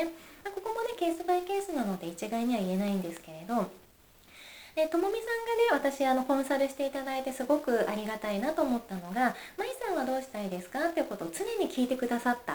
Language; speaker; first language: Japanese; native; Japanese